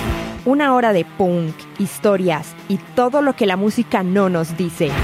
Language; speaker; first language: Spanish; native; Spanish